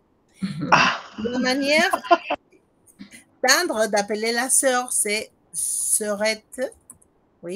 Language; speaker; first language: French; non-native, fluent; Spanish